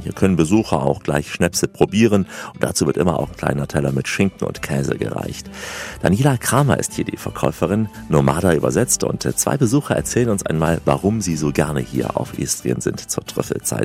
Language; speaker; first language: German; native; German